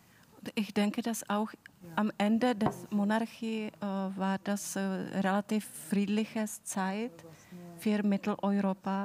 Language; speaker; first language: German; non-native, fluent; Czech